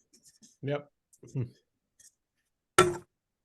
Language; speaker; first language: English; native; English